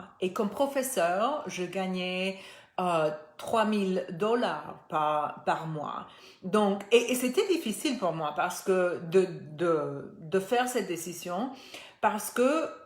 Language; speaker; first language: French; non-native, fluent; Spanish